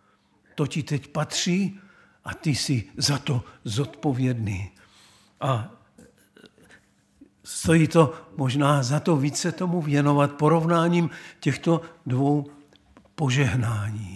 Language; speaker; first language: Czech; native; Czech